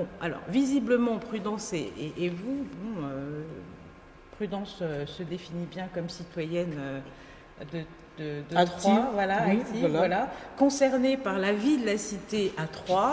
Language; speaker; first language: French; native; French